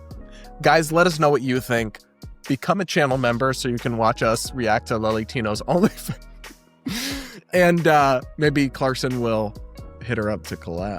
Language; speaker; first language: English; native; English